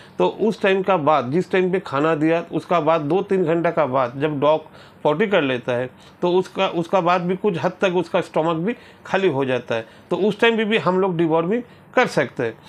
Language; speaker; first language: Hindi; non-native, local second language; Bangla